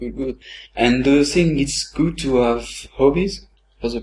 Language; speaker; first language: English; non-native, learner; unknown